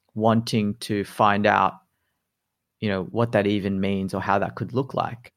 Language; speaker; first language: English; native; English